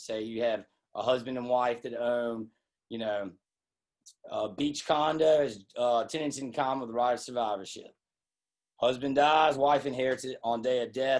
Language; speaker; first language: English; native; English